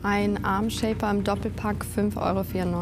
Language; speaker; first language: German; native; German